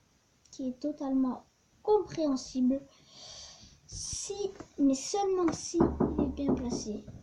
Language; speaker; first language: French; native; French